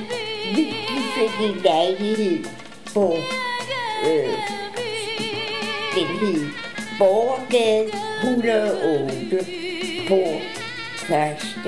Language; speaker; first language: Danish; early bilingual, other home language; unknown